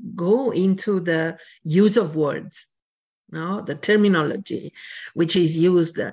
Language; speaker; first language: English; non-native, fluent; Italian